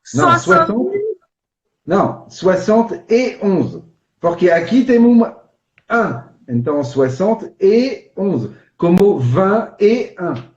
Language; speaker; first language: Portuguese; non-native, fluent; French